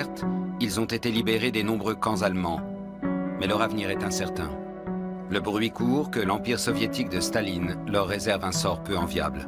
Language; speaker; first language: French; native; French